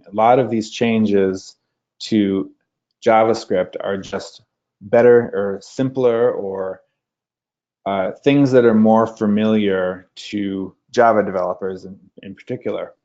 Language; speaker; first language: English; native; English